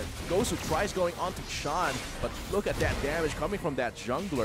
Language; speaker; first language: English; non-native, local second language; Filipino